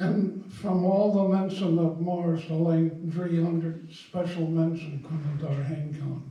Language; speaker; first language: Dutch; non-native, fluent; English